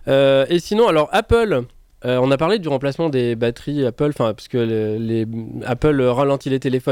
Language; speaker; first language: French; native; French